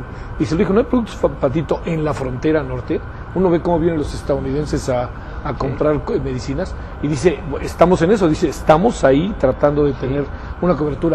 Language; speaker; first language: Spanish; native; Spanish